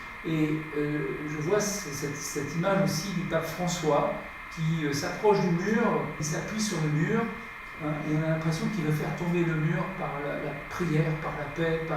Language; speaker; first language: French; native; French